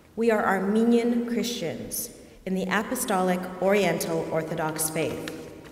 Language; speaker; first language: English; native; English